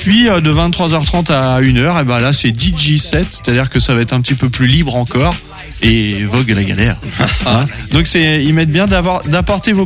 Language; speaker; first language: French; native; French